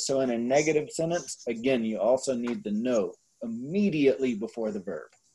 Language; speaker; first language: English; native; English